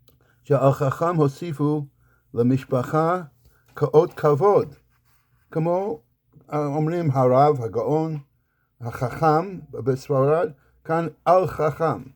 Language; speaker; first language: Hebrew; non-native, fluent; English